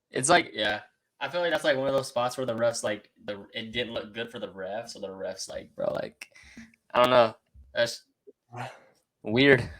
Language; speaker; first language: English; native; English